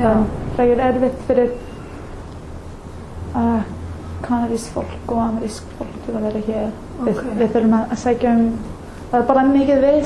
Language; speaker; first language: Icelandic; non-native, learner; English